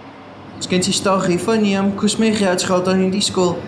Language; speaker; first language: Welsh; native; Welsh